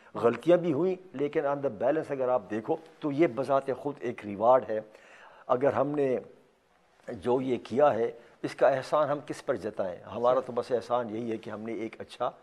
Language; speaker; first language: Urdu; non-native, local second language; Pashto